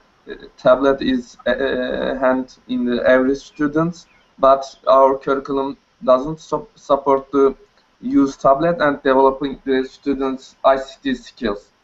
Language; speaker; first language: English; non-native, learner; Turkish